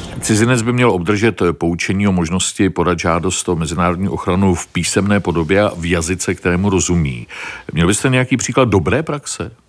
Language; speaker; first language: Czech; native; Czech